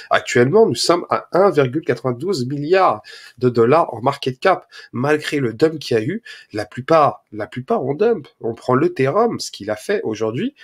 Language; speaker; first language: French; native; French